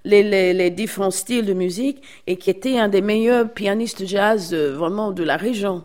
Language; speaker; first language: French; non-native, fluent; English